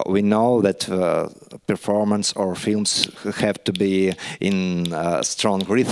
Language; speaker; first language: English; non-native, learner; Russian